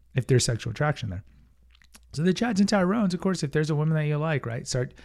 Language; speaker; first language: English; early bilingual, other home language; Spanish